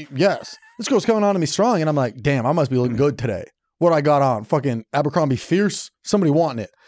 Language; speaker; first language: English; native; English